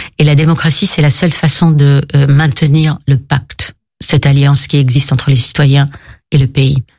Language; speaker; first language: French; native; French